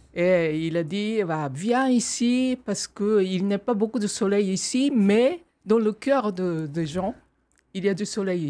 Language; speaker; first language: French; non-native, fluent; Japanese